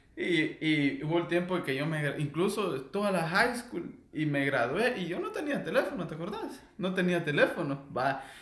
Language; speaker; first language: Spanish; native; Spanish